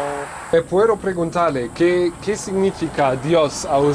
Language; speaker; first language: Spanish; non-native, learner; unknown